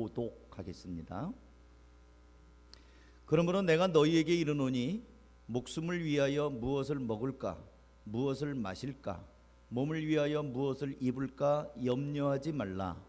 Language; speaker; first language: Korean; native; Korean